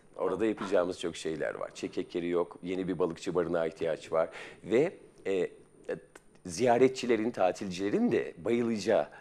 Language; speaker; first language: Turkish; native; Turkish